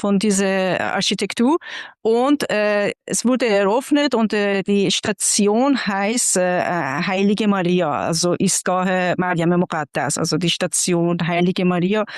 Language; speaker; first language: German; non-native, fluent; Persian